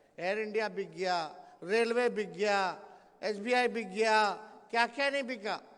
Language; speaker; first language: Hindi; native; Hindi